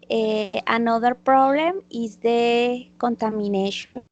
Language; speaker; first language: English; non-native, learner; Spanish